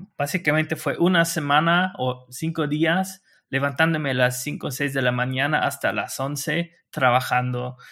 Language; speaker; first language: Spanish; non-native, fluent; Luxembourgish